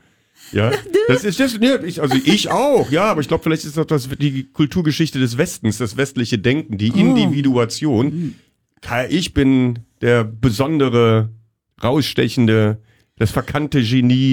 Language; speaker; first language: German; native; German